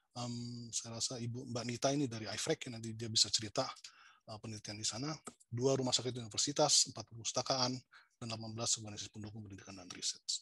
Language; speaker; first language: Indonesian; native; Indonesian